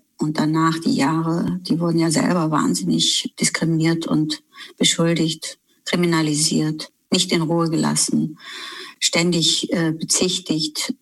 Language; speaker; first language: German; early bilingual, other home language; Turkish